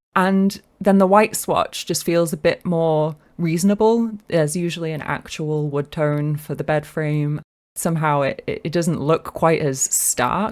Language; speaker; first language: English; native; English